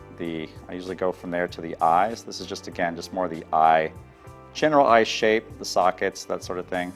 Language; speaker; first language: English; native; English